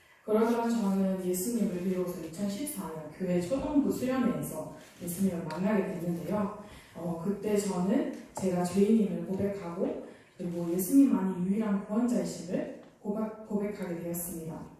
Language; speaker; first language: Korean; early bilingual, other home language; Mongolian